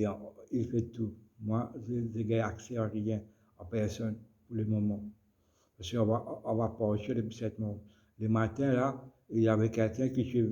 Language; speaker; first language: French; non-native, local second language; Morisyen